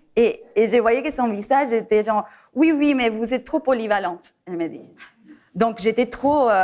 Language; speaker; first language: French; non-native, fluent; Spanish